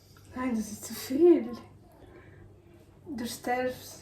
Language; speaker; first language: German; non-native, learner; Russian